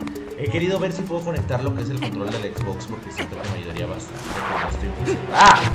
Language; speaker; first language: Spanish; native; Spanish